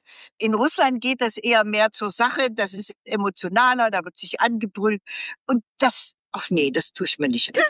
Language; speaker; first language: German; native; German